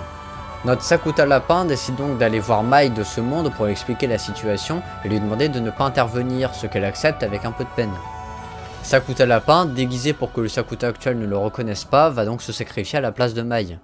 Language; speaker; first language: French; native; French